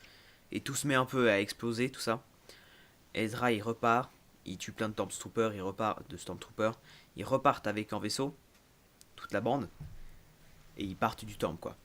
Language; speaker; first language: French; native; French